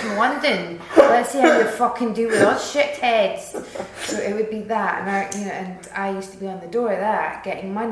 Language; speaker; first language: English; native; English